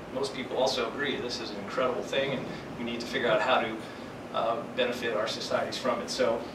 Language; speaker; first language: English; native; English